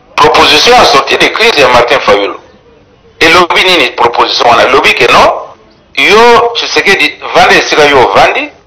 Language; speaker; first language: Lingala; non-native, local second language; Kituba (Democratic Republic of Congo)